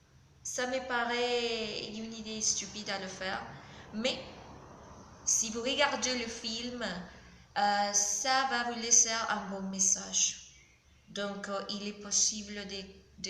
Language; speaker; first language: French; non-native, learner; Spanish